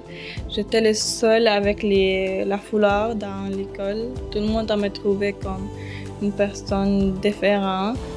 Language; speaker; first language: French; early bilingual, other home language; Arabic